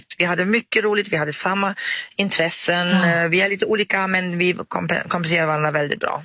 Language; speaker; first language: Swedish; non-native, fluent; German